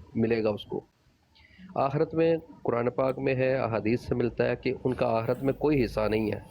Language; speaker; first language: Urdu; non-native, local second language; Punjabi